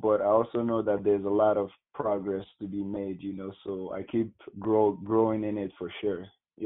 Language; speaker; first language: English; non-native, local second language; Igbo